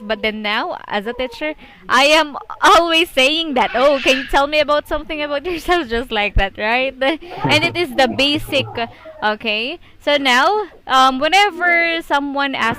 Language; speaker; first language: English; non-native, fluent; Filipino